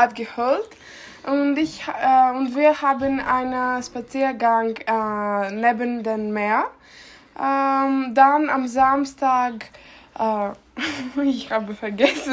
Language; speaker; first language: German; non-native, learner; Greek